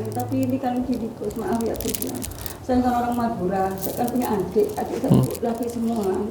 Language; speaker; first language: Indonesian; non-native, local second language; Madurese